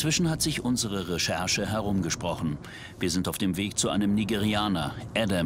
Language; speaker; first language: German; native; German